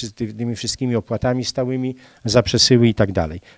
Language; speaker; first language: Polish; native; Polish